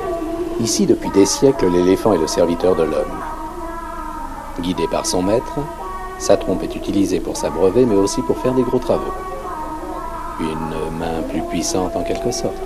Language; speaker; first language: French; native; French